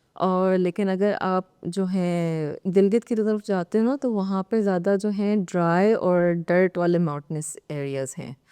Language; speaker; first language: Urdu; native; Urdu